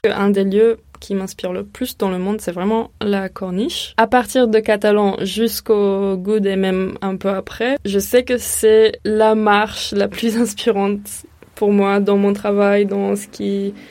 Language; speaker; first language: French; early bilingual, other home language; Hebrew